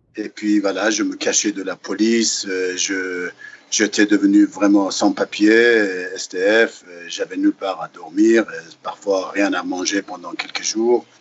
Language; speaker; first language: French; non-native, fluent; Persian